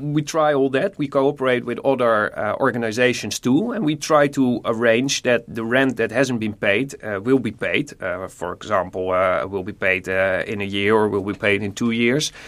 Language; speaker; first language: English; non-native, fluent; Dutch